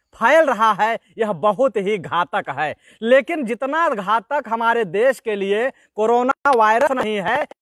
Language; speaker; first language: Hindi; native; Hindi